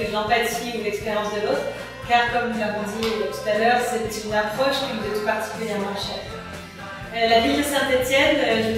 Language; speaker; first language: French; native; French